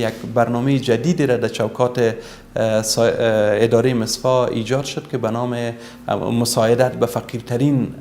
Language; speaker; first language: Persian; native; Persian